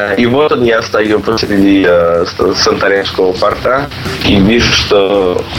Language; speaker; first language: Russian; native; Russian